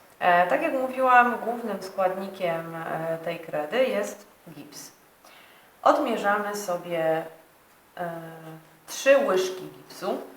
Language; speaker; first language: Polish; native; Polish